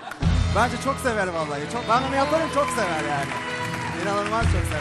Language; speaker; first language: Turkish; non-native, fluent; English